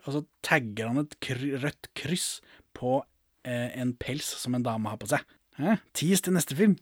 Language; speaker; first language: Norwegian; native; Norwegian